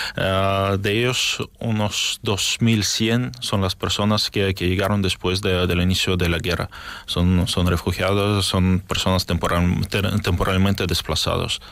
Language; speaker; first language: Spanish; non-native, fluent; Ukrainian